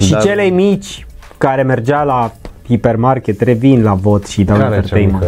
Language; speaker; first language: Romanian; native; Romanian